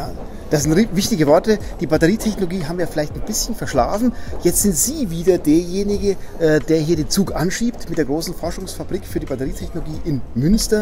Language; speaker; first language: German; native; German